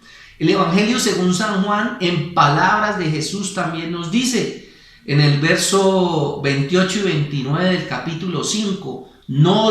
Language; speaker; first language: Spanish; native; Spanish